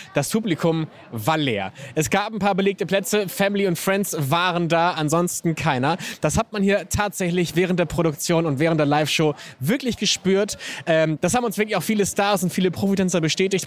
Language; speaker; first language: German; native; German